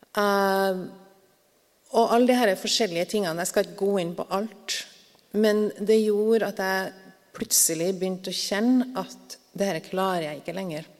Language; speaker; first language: Norwegian; native; Norwegian